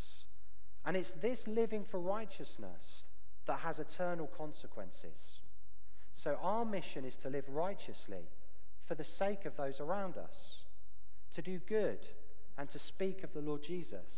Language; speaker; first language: English; native; English